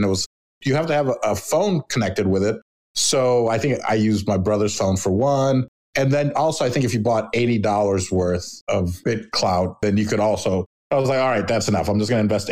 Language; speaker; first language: English; native; English